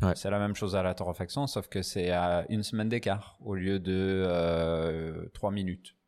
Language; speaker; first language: French; non-native, fluent; English